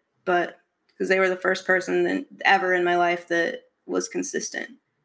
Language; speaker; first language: English; native; English